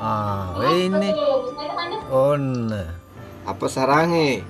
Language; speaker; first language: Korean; non-native, learner; Sinhala